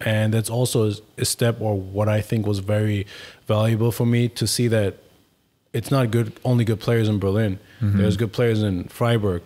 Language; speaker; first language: English; non-native, fluent; German